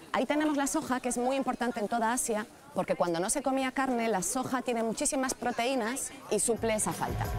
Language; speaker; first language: Spanish; native; Spanish